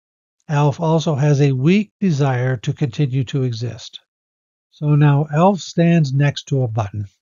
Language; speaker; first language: English; native; English